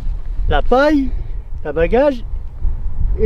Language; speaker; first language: French; non-native, learner; Arabic